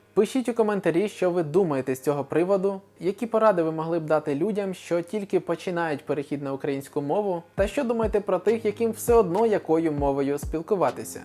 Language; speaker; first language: Ukrainian; non-native, local second language; Russian